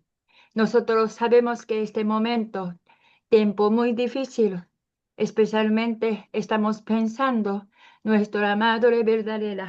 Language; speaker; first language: Spanish; non-native, learner; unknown